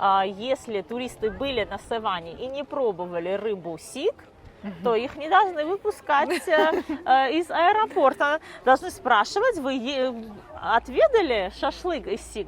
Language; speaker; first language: Russian; native; Russian